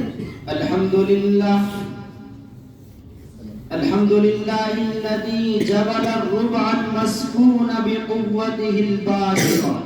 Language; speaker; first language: Arabic; non-native, learner; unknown